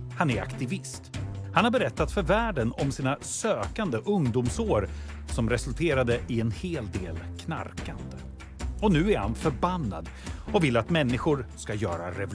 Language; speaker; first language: Swedish; native; Swedish